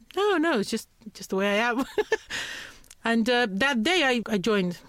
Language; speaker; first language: English; non-native, fluent; Romanian